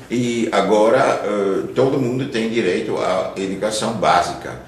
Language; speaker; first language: Portuguese; non-native, fluent; Dutch